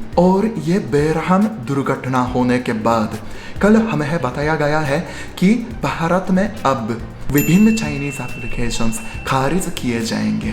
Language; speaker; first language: Hindi; non-native, fluent; Japanese